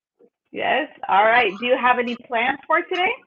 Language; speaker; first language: English; non-native, fluent; Spanish